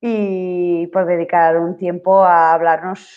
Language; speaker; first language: Spanish; non-native, local second language; Catalan